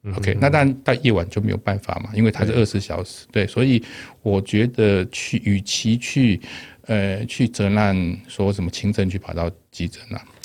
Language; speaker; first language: Chinese; native; Chinese